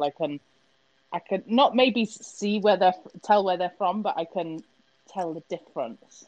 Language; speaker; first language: English; native; English